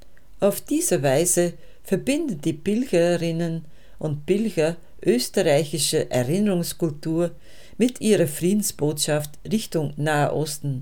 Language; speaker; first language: German; native; German